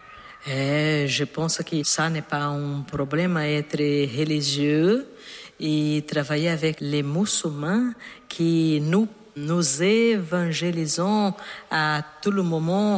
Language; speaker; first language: French; non-native, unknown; Portuguese